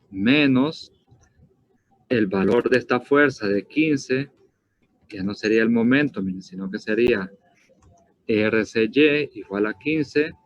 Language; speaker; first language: Spanish; native; Spanish